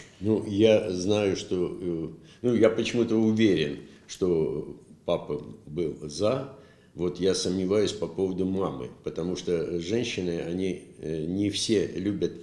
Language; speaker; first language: Russian; native; Russian